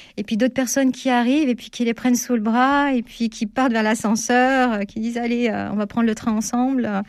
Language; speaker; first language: French; native; French